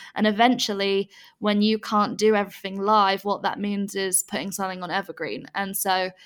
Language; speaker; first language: English; native; English